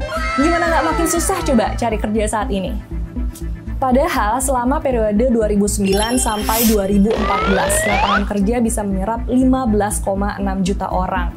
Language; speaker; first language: Indonesian; native; Indonesian